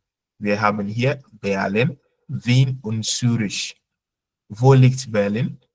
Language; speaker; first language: German; non-native, fluent; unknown